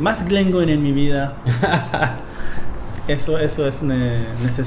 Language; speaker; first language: Spanish; non-native, fluent; English